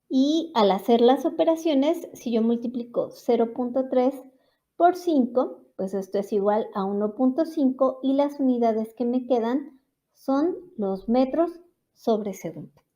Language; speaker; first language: Spanish; native; Spanish